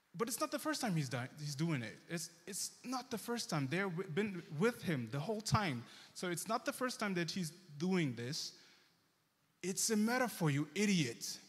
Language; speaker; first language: English; early bilingual, heritage; German